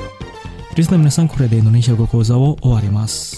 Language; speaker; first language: Japanese; non-native, fluent; Indonesian